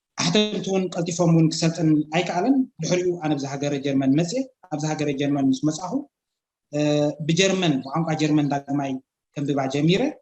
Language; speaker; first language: Tigrinya; native; Tigrinya